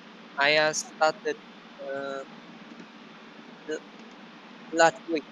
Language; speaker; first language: English; non-native, learner; Vietnamese